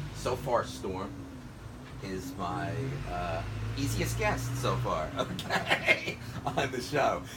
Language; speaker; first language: English; native; English